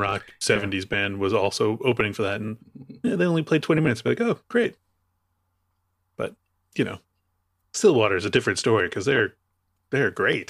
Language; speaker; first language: English; native; English